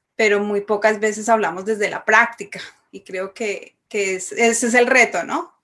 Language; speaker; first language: Spanish; native; Spanish